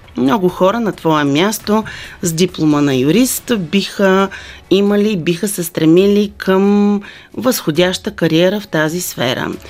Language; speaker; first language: Bulgarian; native; Bulgarian